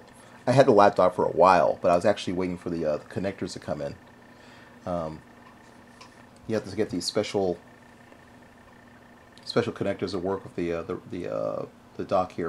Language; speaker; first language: English; native; English